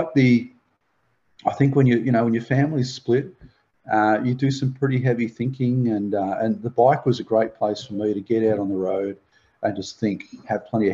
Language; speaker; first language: English; native; English